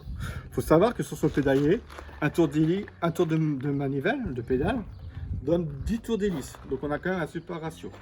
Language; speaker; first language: French; native; French